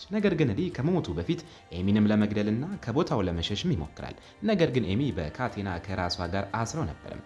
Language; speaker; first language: Amharic; native; Amharic